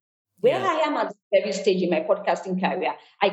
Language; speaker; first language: English; non-native, local second language; Yoruba